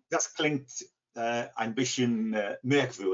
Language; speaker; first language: German; non-native, fluent; English